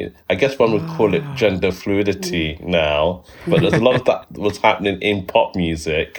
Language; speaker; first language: English; native; English